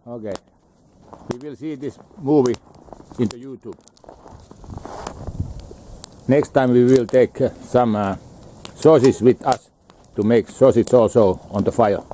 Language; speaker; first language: English; non-native, learner; Finnish